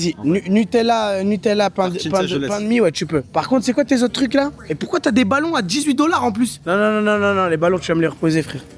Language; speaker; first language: French; native; French